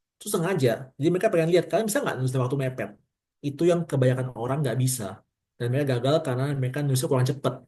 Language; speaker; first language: Indonesian; native; Indonesian